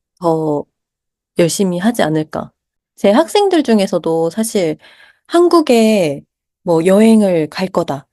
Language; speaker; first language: Korean; native; Korean